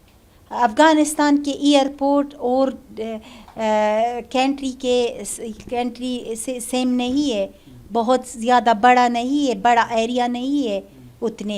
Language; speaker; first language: Hindi; non-native, learner; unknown